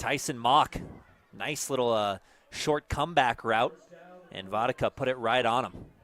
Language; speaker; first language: English; native; English